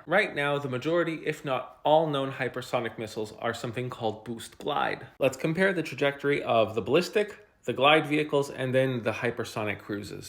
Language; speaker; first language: English; native; English